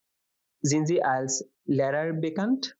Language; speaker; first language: German; non-native, fluent; Bangla